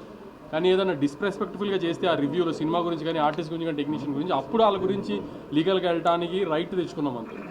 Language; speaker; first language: Telugu; native; Telugu